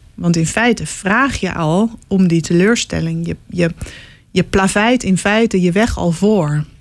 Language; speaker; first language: Dutch; native; Dutch